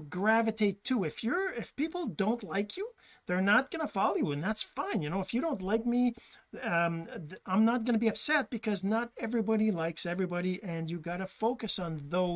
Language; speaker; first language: English; early bilingual, other home language; French